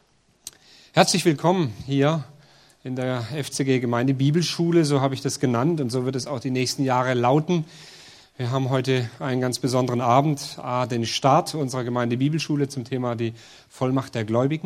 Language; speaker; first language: German; native; German